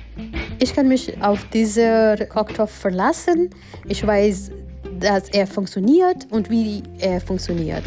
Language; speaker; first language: German; non-native, learner; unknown